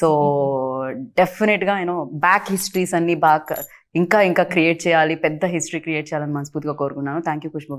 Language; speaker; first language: Telugu; native; Telugu